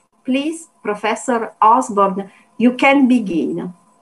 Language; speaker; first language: English; non-native, learner; Italian